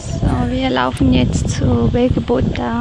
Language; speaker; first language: German; non-native, fluent; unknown